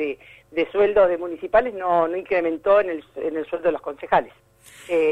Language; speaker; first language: Spanish; native; Spanish